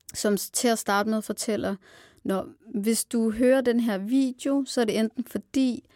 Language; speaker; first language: Danish; early bilingual, other home language; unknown